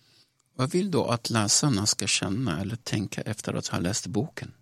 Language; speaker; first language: Swedish; non-native, local second language; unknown